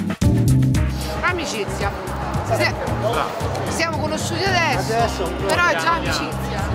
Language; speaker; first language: Italian; native; Italian